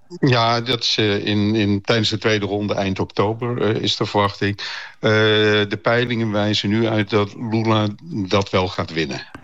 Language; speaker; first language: Dutch; native; Dutch